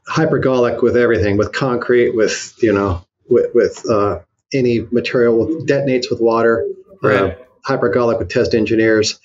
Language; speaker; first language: English; native; English